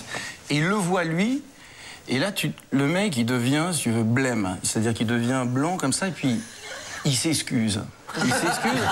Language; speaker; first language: French; native; French